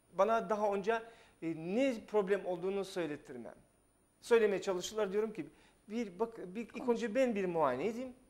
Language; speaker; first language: Turkish; non-native, fluent; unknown